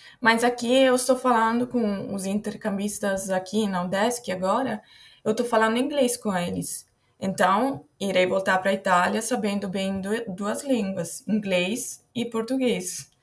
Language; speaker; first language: Portuguese; non-native, fluent; Italian